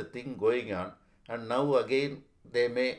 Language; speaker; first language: English; non-native, local second language; Tamil